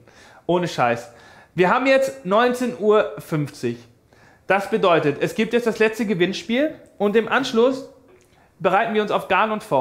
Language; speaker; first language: German; native; German